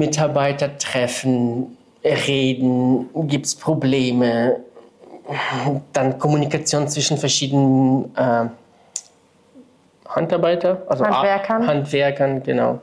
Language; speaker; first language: German; non-native, fluent; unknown